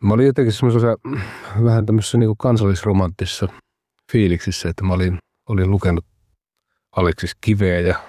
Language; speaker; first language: Finnish; native; Finnish